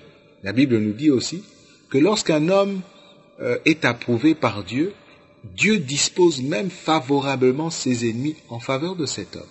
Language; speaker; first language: French; non-native, local second language; Lingala